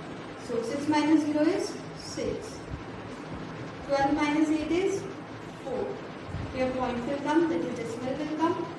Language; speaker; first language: English; non-native, local second language; Hindi